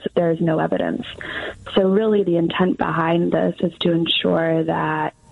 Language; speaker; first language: English; native; English